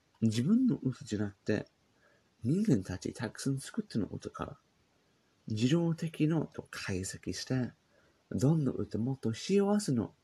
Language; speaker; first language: Japanese; non-native, learner; English